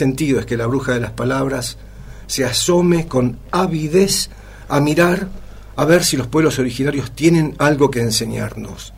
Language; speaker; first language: Spanish; native; Spanish